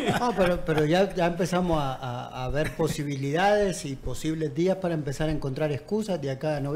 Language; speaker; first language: Spanish; native; Spanish